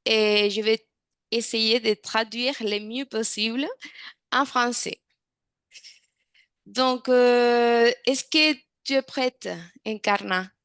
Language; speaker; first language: French; non-native, fluent; Spanish